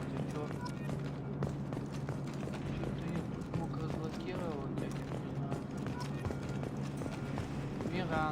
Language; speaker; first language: Russian; native; Russian